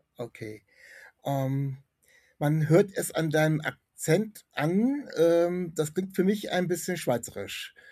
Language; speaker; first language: German; native; German